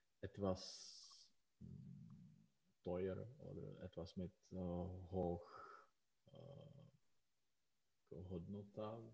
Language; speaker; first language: German; non-native, learner; Czech